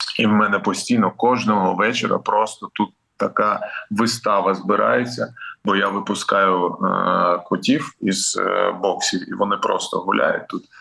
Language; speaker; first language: Ukrainian; non-native, local second language; Russian